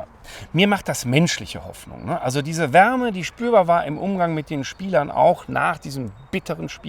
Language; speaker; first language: German; native; German